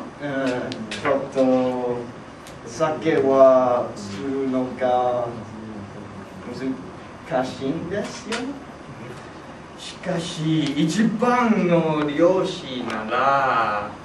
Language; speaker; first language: Japanese; non-native, learner; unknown